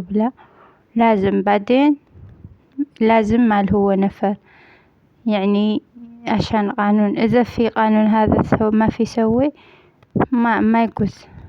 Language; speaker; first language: Arabic; non-native, learner; Amharic